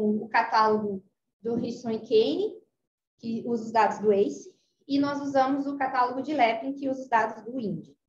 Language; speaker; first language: Portuguese; native; Portuguese